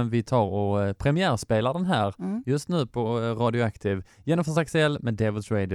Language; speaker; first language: Swedish; native; Swedish